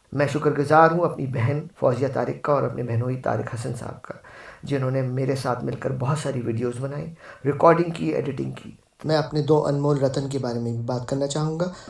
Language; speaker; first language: Urdu; native; Urdu